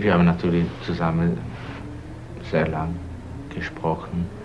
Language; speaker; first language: German; non-native, learner; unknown